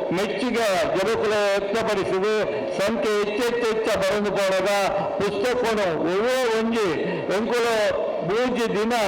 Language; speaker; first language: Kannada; non-native, local second language; Tulu